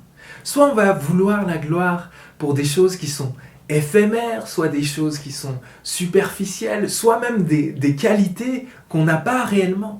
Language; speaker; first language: French; native; French